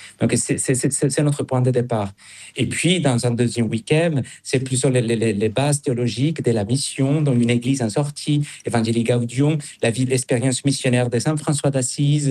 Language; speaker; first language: French; non-native, fluent; Spanish